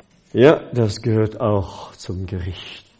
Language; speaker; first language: German; non-native, fluent; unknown